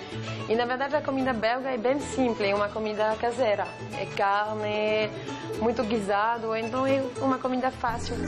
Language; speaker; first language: Portuguese; non-native, fluent; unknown